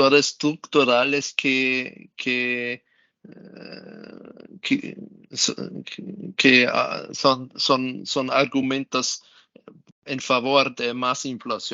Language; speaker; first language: Spanish; non-native, learner; German